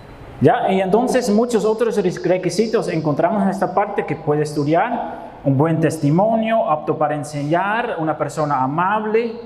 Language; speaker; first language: Spanish; non-native, fluent; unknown